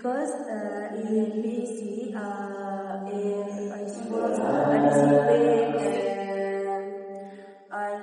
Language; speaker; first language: English; non-native, learner; Indonesian